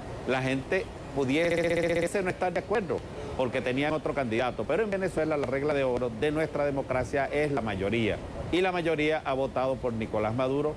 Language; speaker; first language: Spanish; native; Spanish